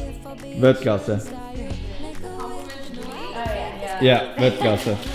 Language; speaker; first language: German; native; German